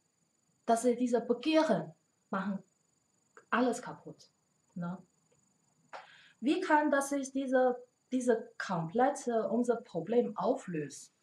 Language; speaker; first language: German; non-native, learner; Chinese